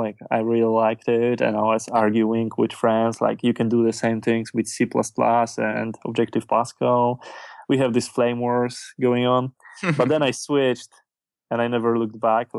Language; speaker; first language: English; non-native, fluent; Polish